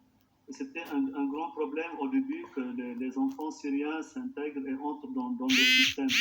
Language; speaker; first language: French; non-native, local second language; Arabic